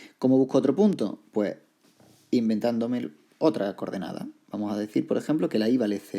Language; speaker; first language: Spanish; native; Spanish